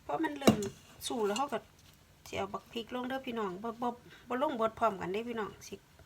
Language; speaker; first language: Thai; native; Thai